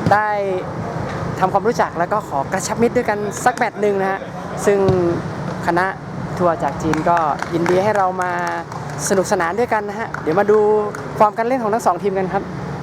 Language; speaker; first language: Thai; native; Thai